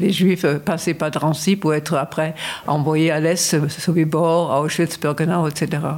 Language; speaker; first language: French; non-native, fluent; German